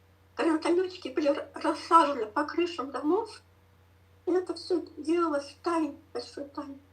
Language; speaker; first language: Russian; native; Russian